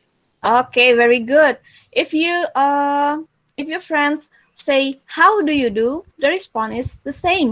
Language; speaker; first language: English; non-native, fluent; Indonesian